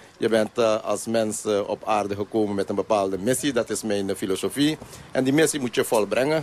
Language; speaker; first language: Dutch; non-native, local second language; Caribbean Hindustani